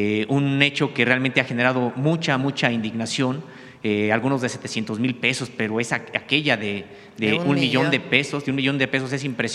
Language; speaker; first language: Spanish; native; Spanish